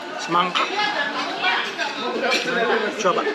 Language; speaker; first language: Indonesian; non-native, learner; Turkish